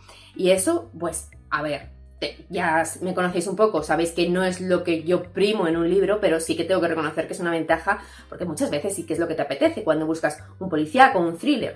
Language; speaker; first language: Spanish; native; Spanish